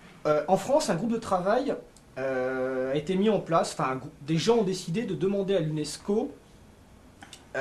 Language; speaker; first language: French; native; French